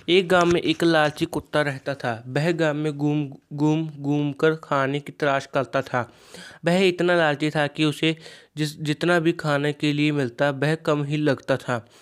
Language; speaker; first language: Hindi; non-native, local second language; Punjabi